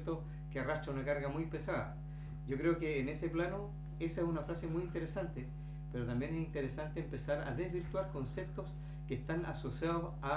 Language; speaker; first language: Spanish; native; Spanish